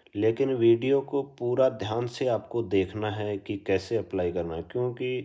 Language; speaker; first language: Hindi; native; Hindi